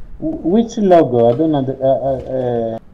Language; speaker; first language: English; non-native, learner; Greek